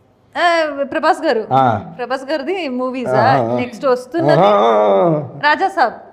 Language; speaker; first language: Telugu; non-native, learner; Kannada